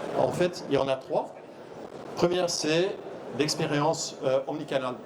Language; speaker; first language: French; non-native, local second language; Dutch